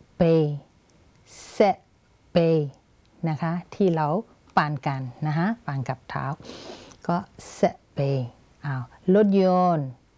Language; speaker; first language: Thai; non-native, fluent; Burmese